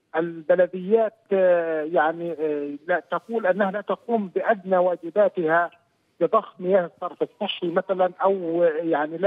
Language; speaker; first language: Arabic; native; Arabic